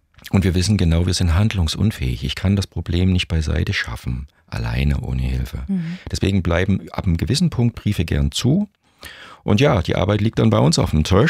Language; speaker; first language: German; native; German